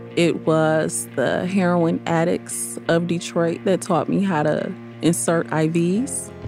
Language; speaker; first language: English; native; English